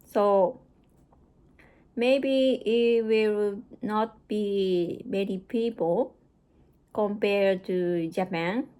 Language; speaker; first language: English; non-native, learner; Japanese